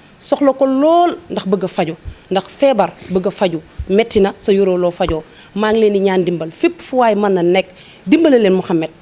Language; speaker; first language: Wolof; native; Wolof